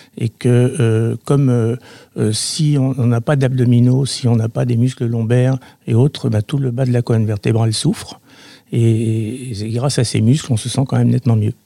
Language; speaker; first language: French; native; French